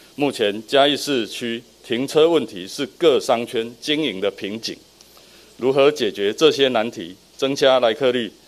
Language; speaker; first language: Chinese; native; Chinese